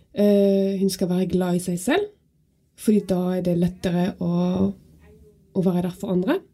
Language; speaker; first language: Norwegian; non-native, fluent; French